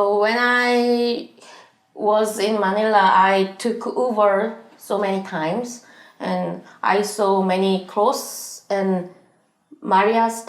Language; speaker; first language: English; non-native, learner; Korean